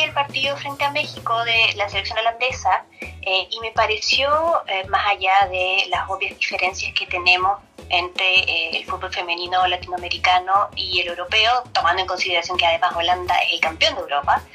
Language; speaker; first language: Spanish; native; Spanish